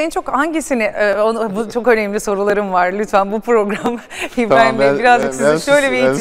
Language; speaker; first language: Turkish; native; Turkish